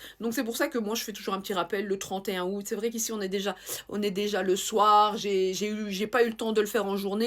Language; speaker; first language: French; native; French